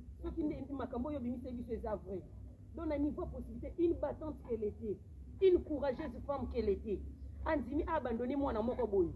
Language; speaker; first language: French; non-native, local second language; Lingala